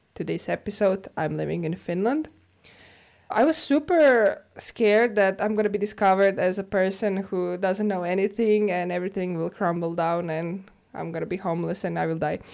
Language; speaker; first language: English; non-native, fluent; Croatian